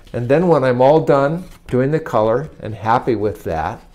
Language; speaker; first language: English; native; English